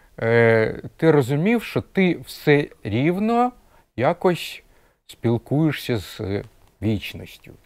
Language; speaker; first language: Ukrainian; non-native, local second language; Russian